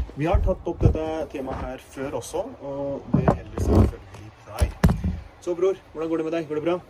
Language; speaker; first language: Norwegian; early bilingual, other home language; Urdu